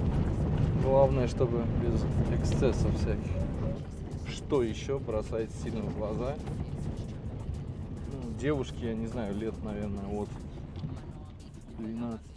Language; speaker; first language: Russian; native; Russian